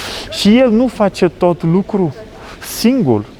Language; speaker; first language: Romanian; non-native, learner; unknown